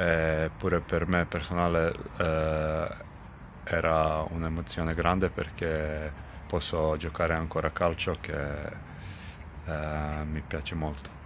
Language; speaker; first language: Italian; non-native, fluent; Serbian